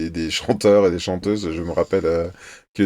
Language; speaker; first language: French; native; French